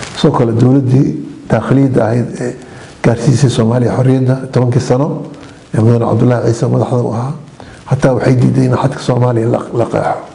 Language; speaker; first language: Somali; native; Somali